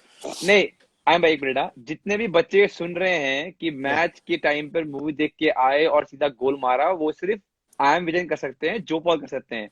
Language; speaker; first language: Hindi; native; Hindi